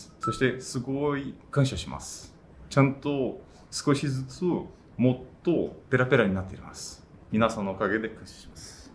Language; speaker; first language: Japanese; non-native, fluent; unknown